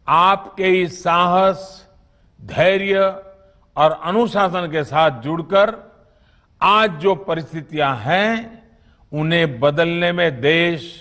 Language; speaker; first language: Hindi; non-native, local second language; Gujarati